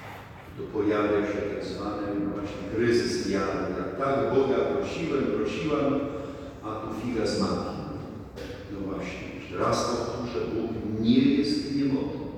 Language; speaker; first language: Polish; native; Polish